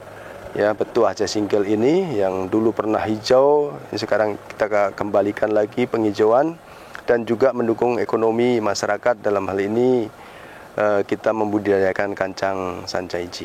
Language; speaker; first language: Indonesian; native; Indonesian